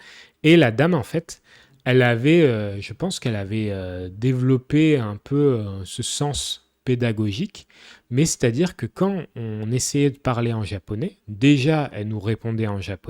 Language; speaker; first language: French; native; French